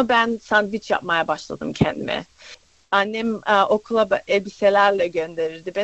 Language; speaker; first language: Turkish; early bilingual, other home language; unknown